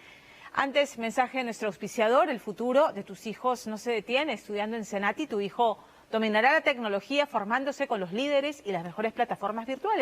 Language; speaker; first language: Spanish; native; Spanish